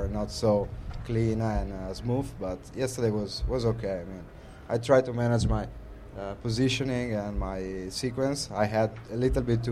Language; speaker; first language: English; non-native, fluent; Italian